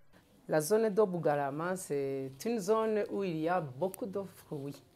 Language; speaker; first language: French; non-native, local second language; Rundi